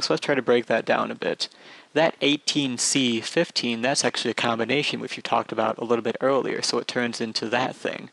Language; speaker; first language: English; native; English